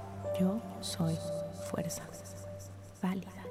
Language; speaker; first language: Spanish; native; Spanish